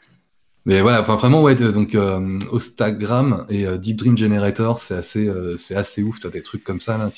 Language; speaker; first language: French; native; French